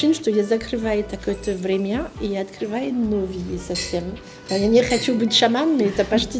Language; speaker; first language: Russian; non-native, learner; French